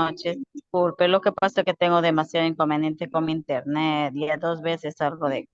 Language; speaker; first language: Spanish; native; Spanish